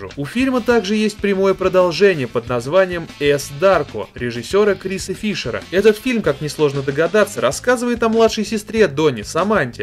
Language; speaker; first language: Russian; native; Russian